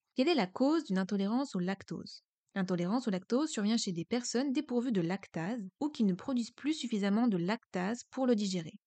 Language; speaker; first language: French; native; French